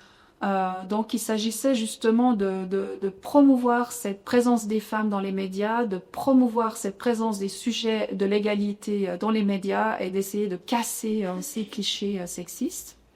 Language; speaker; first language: French; native; French